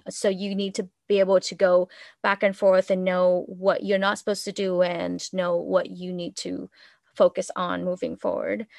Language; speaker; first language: English; non-native, fluent; Vietnamese